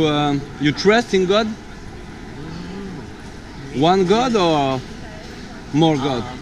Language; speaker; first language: English; non-native, learner; French